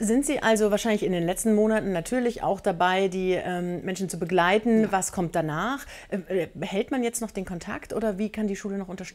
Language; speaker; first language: German; native; German